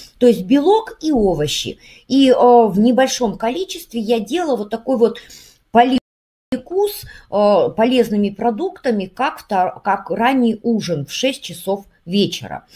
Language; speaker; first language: Russian; native; Russian